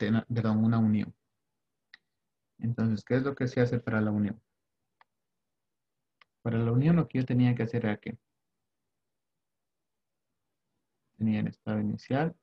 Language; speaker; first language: Spanish; native; Spanish